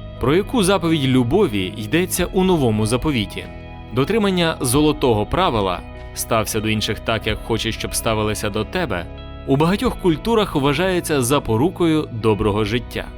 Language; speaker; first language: Ukrainian; native; Ukrainian